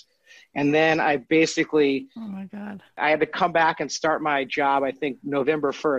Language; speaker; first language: English; native; English